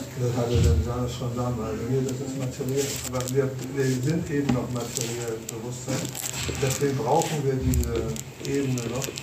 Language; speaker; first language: German; native; German